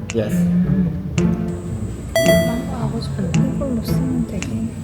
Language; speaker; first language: Korean; non-native, learner; Chinese